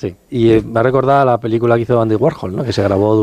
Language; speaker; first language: Spanish; native; Spanish